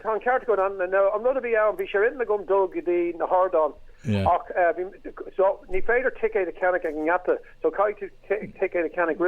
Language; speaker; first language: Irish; non-native, local second language; English